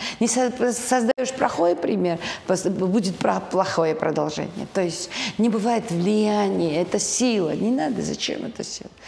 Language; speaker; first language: Russian; non-native, local second language; Georgian